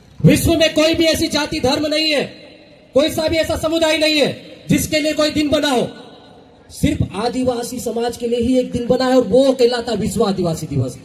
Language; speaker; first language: Hindi; non-native, local second language; Bhili